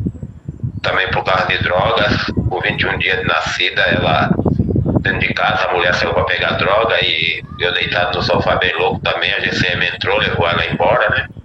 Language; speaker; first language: Portuguese; native; Portuguese